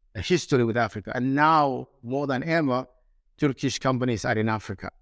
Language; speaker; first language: English; non-native, fluent; Somali